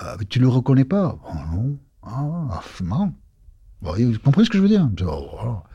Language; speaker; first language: French; non-native, local second language; Basque